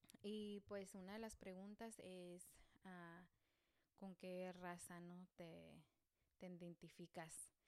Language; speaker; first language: Spanish; early bilingual, heritage; Spanish